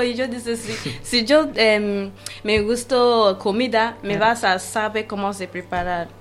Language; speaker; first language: Spanish; non-native, learner; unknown